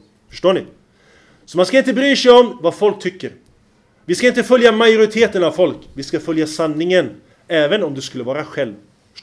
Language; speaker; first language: Swedish; non-native, fluent; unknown